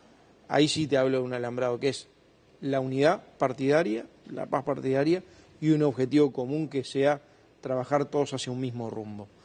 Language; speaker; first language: Spanish; native; Spanish